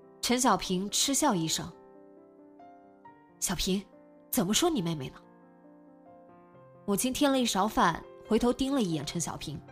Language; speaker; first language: Chinese; native; Chinese